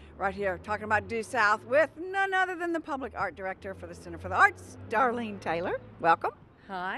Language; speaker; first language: English; native; English